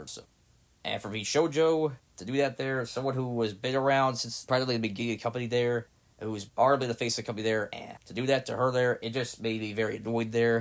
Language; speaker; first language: English; native; English